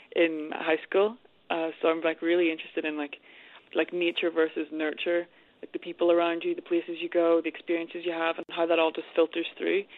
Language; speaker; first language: English; native; English